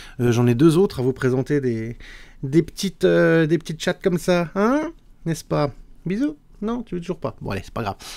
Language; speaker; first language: French; native; French